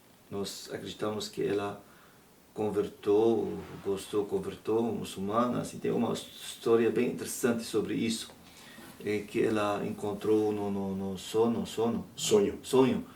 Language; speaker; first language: Portuguese; non-native, learner; Arabic